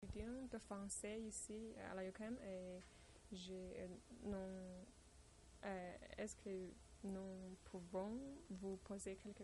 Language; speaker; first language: French; non-native, learner; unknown